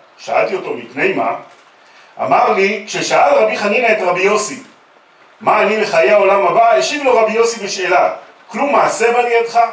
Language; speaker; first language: Hebrew; native; Hebrew